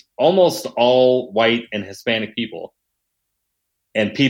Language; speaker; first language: English; native; English